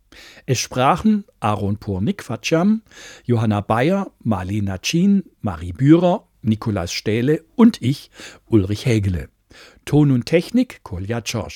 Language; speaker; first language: German; native; German